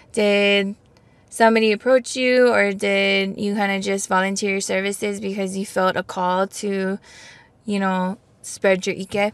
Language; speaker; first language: English; native; English